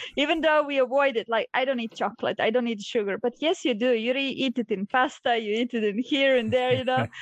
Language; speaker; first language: English; non-native, fluent; Croatian